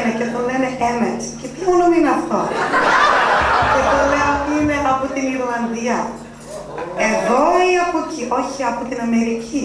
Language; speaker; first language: Greek; early bilingual, heritage; Greek